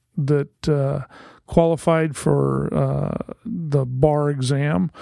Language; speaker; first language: English; native; English